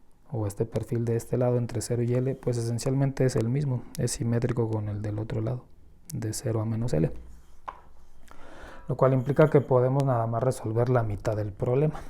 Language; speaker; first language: Spanish; native; Spanish